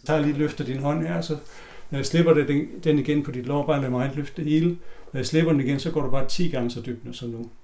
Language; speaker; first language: Danish; native; Danish